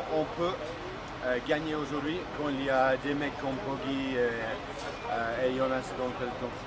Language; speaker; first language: French; non-native, fluent; English